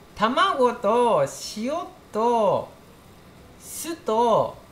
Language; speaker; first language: Japanese; native; Japanese